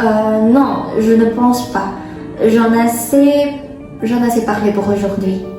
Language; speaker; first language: French; non-native, learner; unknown